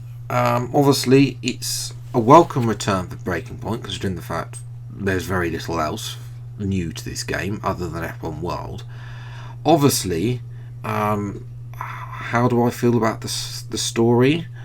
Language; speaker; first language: English; native; English